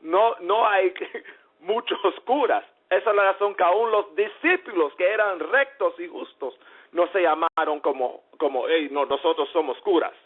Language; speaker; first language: Spanish; early bilingual, heritage; English